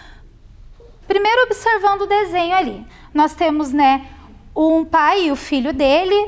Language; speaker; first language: Portuguese; native; Portuguese